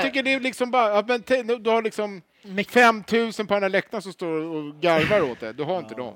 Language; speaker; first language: Swedish; native; Swedish